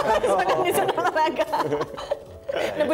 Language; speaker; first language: Indonesian; native; Indonesian